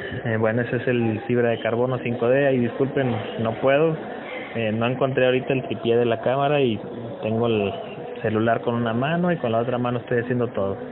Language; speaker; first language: Spanish; native; Spanish